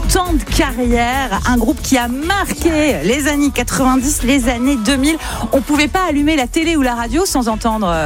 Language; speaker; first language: French; native; French